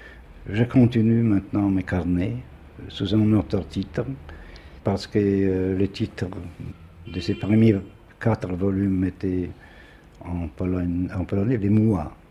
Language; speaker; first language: French; non-native, fluent; Polish